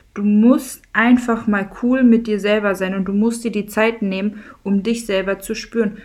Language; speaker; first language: German; native; German